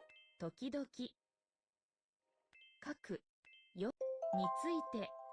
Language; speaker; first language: Japanese; non-native, learner; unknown